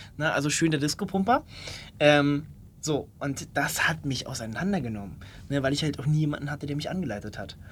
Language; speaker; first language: German; native; German